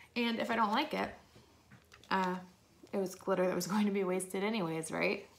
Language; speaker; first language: English; native; English